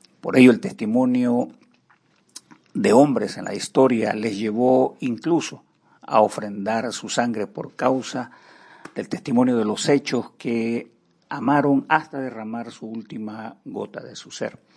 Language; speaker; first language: Spanish; native; Spanish